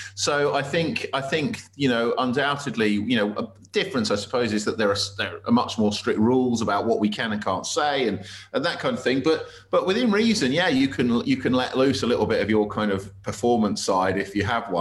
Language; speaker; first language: English; native; English